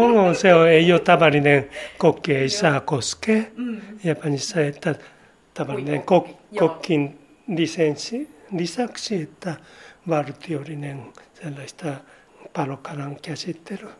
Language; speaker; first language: Finnish; non-native, learner; Japanese